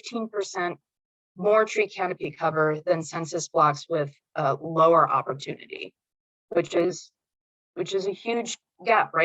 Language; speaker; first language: English; native; English